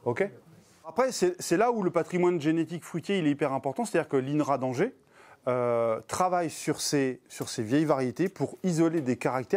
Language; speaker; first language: French; native; French